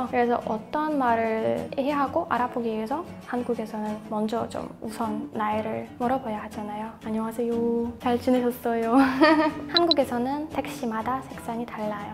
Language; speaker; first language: Korean; non-native, fluent; Russian